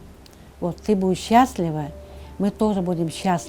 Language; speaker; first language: Russian; non-native, fluent; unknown